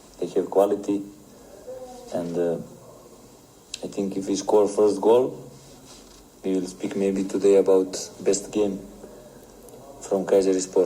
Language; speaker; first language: English; non-native, learner; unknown